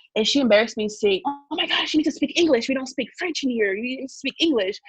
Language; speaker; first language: English; early bilingual, other home language; Kongo